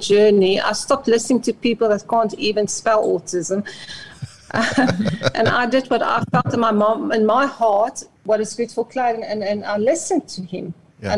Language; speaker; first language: English; non-native, local second language; Afrikaans